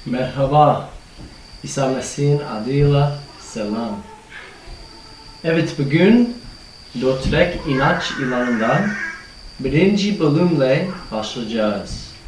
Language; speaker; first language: Turkish; non-native, fluent; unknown